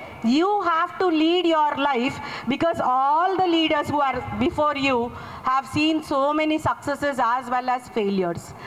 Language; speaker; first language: English; non-native, local second language; Telugu